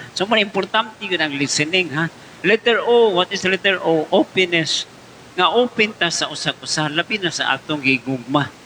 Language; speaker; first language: Cebuano; native; Cebuano